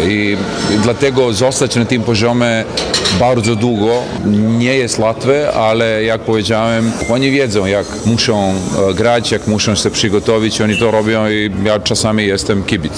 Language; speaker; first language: Polish; non-native, fluent; Serbian